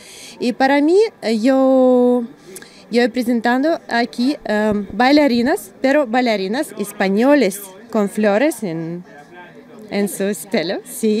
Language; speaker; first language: Spanish; non-native, learner; Russian